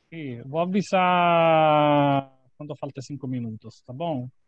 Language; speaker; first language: Portuguese; non-native, fluent; Italian